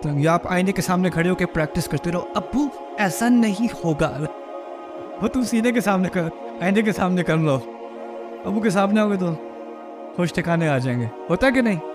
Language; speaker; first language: Urdu; early bilingual, heritage; Urdu